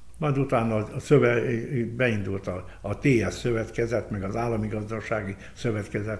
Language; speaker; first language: Hungarian; native; Hungarian